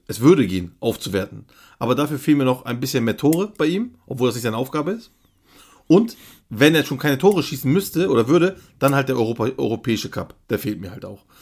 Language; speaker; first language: German; early bilingual, other home language; Turkish